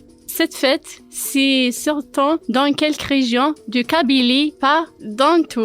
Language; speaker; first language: French; non-native, learner; Kabyle